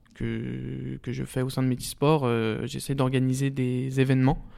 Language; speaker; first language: French; native; French